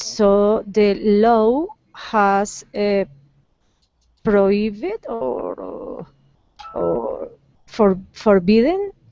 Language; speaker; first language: English; non-native, learner; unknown